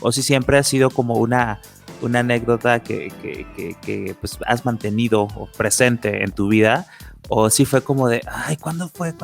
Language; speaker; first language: Spanish; native; Spanish